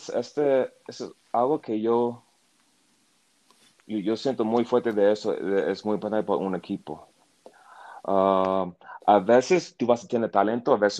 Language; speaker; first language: Spanish; non-native, learner; English